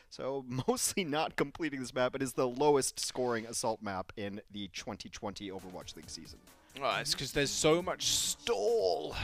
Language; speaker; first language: English; native; English